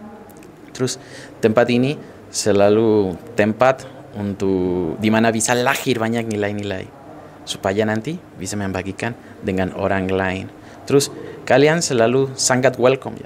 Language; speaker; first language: Indonesian; non-native, fluent; Spanish